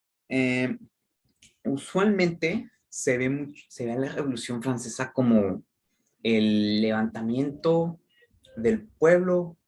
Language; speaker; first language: Spanish; native; Spanish